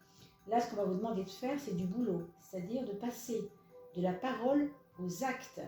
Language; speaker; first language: French; native; French